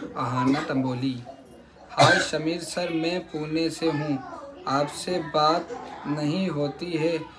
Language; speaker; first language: Hindi; native; Hindi